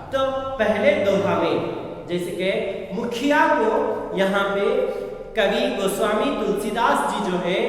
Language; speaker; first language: Hindi; non-native, local second language; Kannada